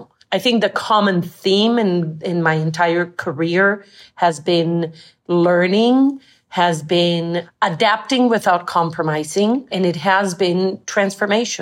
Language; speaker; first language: English; non-native, fluent; Spanish